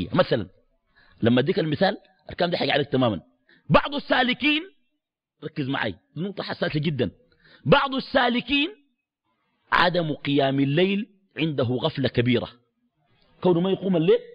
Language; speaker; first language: Arabic; native; Arabic